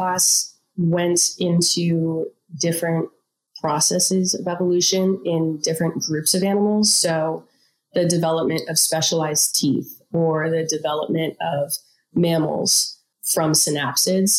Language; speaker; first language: English; native; English